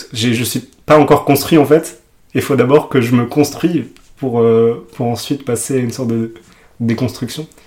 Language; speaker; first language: French; early bilingual, other home language; Urdu